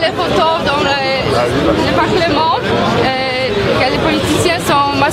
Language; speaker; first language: French; non-native, fluent; Polish